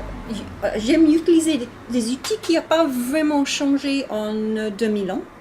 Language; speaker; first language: French; non-native, learner; English